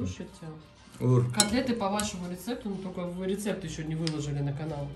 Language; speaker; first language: Russian; native; Russian